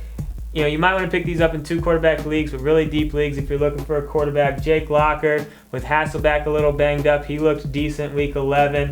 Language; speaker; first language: English; native; English